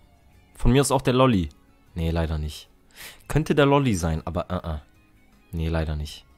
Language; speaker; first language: German; native; German